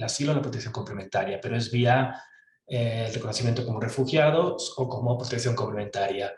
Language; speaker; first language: Spanish; native; Spanish